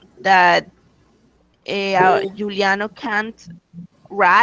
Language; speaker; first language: English; non-native, learner; Spanish